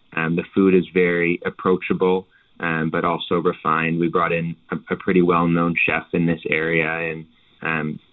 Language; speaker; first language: English; native; English